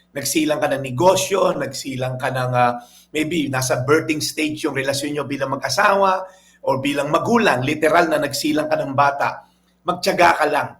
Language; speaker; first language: Filipino; native; Filipino